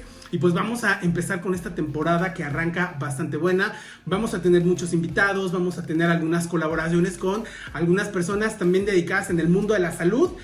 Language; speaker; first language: Spanish; native; Spanish